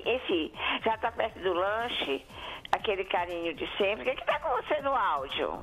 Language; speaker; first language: Portuguese; native; Portuguese